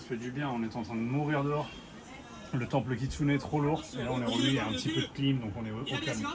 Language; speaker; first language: French; native; French